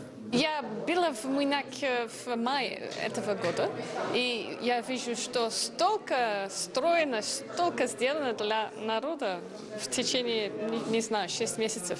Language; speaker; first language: Russian; non-native, fluent; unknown